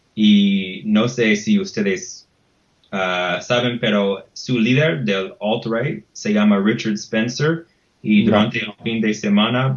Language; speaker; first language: Spanish; non-native, fluent; English